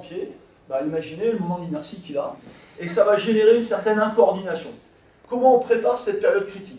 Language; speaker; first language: French; native; French